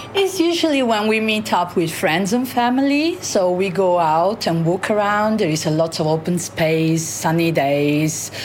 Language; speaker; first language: English; non-native, fluent; Italian